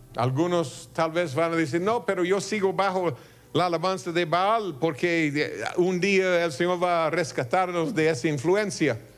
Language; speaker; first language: Spanish; non-native, fluent; English